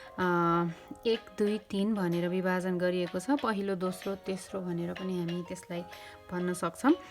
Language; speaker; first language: Nepali; native; Nepali